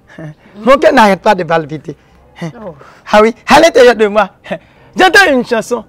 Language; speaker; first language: French; non-native, local second language; Haitian Creole